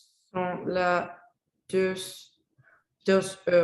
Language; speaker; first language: French; non-native, learner; Spanish